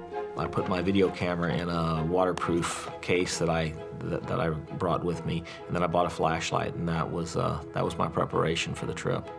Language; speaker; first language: English; native; English